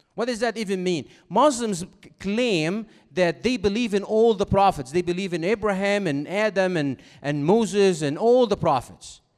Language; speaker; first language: English; non-native, fluent; Arabic